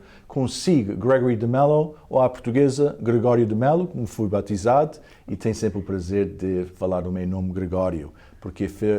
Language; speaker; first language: Portuguese; early bilingual, heritage; Portuguese